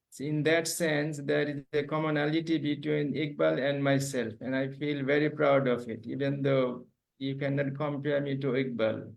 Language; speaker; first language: English; non-native, local second language; Bangla